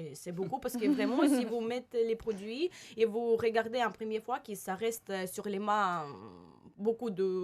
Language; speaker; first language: French; non-native, learner; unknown